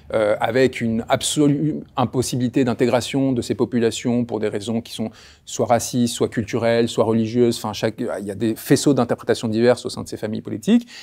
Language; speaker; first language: French; early bilingual, other home language; Spanish